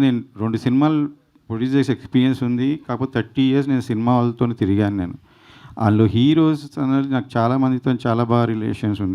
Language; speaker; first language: Telugu; native; Telugu